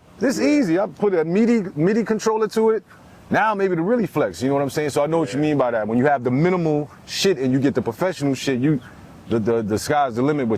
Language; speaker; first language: English; native; English